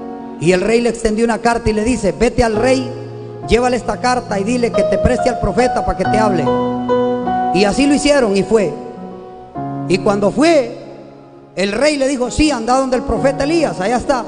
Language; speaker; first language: Spanish; native; Spanish